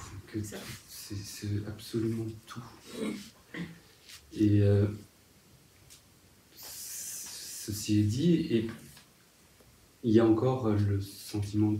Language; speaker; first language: French; native; French